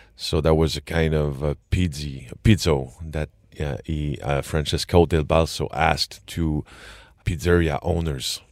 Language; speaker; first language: English; non-native, fluent; French